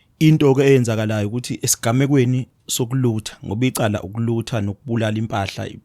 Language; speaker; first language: Zulu; native; Zulu